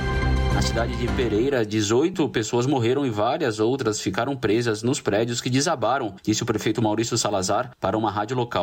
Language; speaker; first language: Portuguese; native; Portuguese